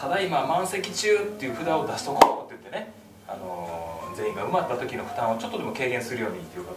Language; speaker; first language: Japanese; native; Japanese